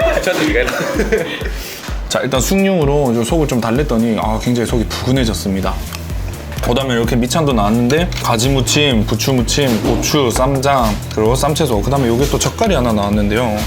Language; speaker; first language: Korean; native; Korean